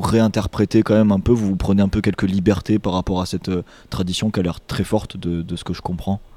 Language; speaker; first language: French; native; French